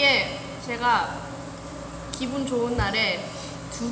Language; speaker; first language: Korean; non-native, fluent; Thai